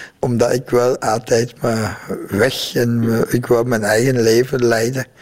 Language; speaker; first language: Dutch; non-native, fluent; Vietnamese